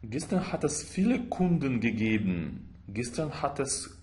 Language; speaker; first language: German; non-native, fluent; Russian